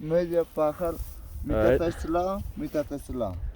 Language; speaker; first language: Spanish; native; Spanish